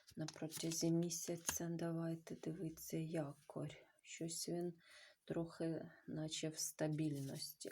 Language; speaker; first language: Ukrainian; non-native, local second language; Russian